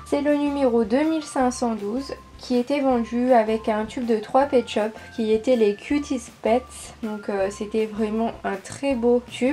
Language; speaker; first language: French; native; French